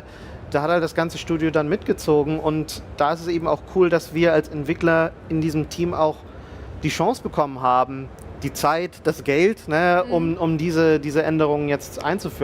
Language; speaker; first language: German; native; German